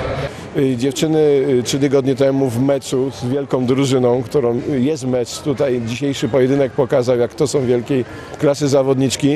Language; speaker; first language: Polish; native; Polish